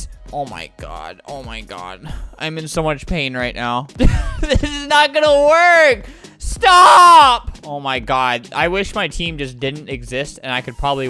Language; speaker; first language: English; native; English